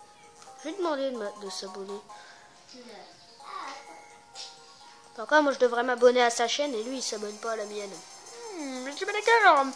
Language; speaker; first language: French; native; French